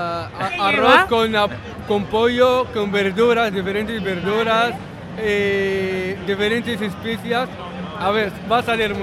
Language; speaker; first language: Spanish; non-native, learner; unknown